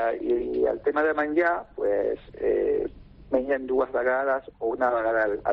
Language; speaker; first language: Catalan; non-native, local second language; Spanish